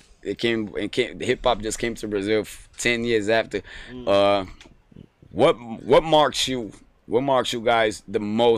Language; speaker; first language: English; non-native, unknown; Portuguese